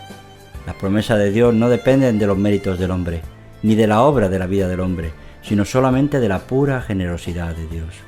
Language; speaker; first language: Spanish; native; Spanish